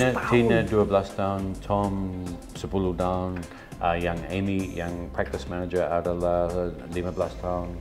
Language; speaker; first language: Indonesian; non-native, fluent; English